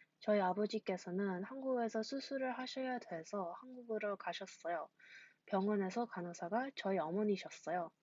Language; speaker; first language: Korean; early bilingual, heritage; Korean